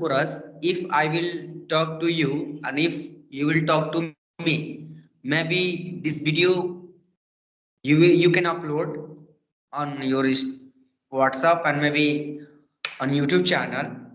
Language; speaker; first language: English; non-native, learner; Bhojpuri